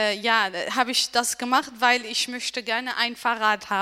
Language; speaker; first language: German; non-native, learner; Arabic